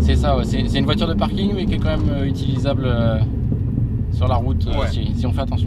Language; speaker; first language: French; native; French